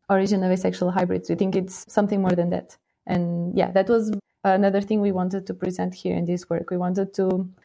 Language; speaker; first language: English; non-native, fluent; Portuguese